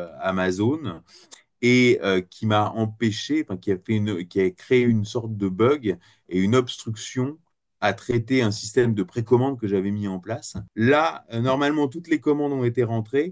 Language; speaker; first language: French; native; French